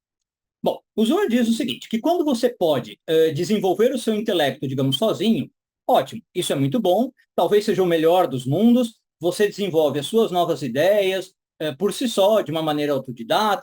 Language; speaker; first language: Portuguese; native; Portuguese